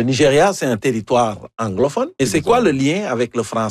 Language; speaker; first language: French; native; French